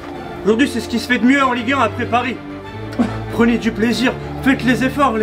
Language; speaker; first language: French; native; French